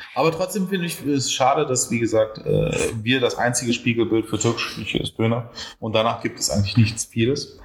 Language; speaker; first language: German; early bilingual, other home language; Turkish